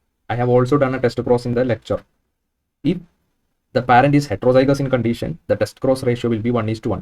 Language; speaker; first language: English; non-native, local second language; Malayalam